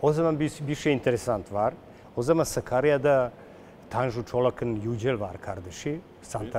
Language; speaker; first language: Turkish; non-native, learner; Serbian